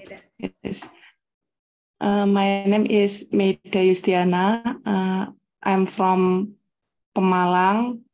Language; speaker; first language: English; non-native, learner; Indonesian